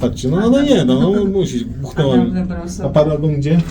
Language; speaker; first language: Polish; native; Polish